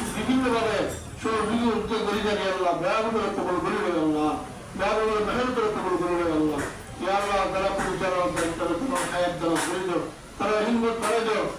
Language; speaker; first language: Arabic; non-native, learner; Bangla